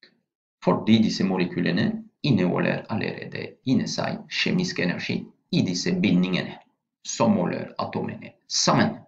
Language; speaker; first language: Norwegian; non-native, fluent; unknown